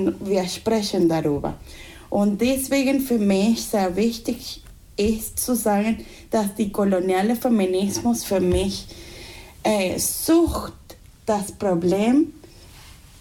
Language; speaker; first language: German; non-native, fluent; Spanish